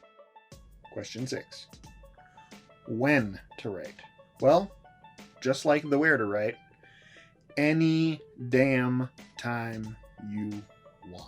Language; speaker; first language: English; native; English